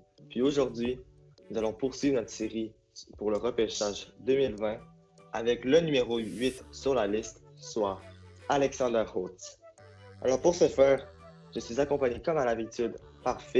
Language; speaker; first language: French; native; French